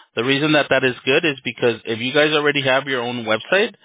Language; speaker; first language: English; early bilingual, other home language; Spanish